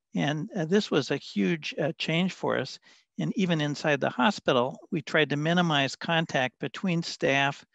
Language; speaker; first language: English; native; English